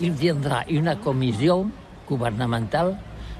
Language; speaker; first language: French; non-native, learner; Catalan